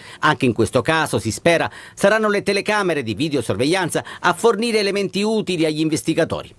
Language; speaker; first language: Italian; native; Italian